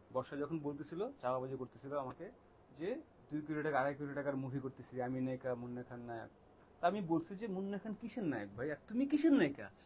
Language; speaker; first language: Bangla; native; Bangla